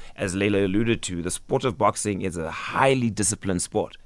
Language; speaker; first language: English; non-native, local second language; Xhosa